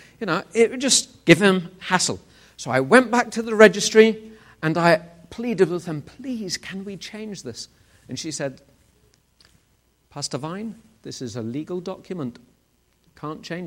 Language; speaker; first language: English; native; English